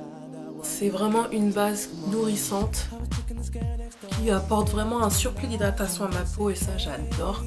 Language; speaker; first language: French; native; French